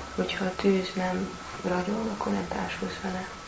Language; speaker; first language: Hungarian; native; Hungarian